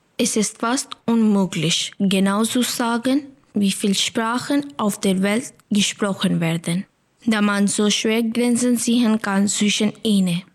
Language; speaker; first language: German; native; German